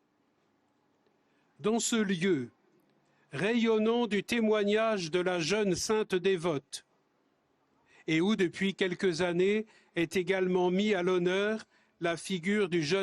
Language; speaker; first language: French; native; French